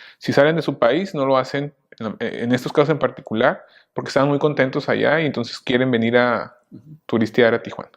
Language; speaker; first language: Spanish; native; Spanish